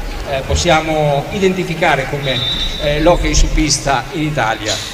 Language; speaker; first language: Italian; native; Italian